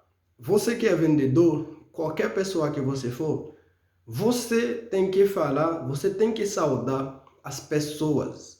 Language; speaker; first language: Portuguese; non-native, fluent; Haitian Creole